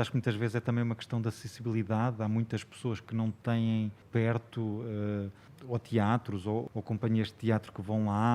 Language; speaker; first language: Portuguese; native; Portuguese